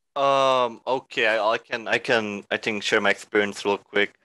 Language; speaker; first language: English; non-native, fluent; Indonesian